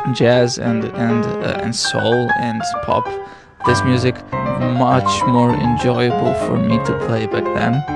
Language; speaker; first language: English; non-native, fluent; Polish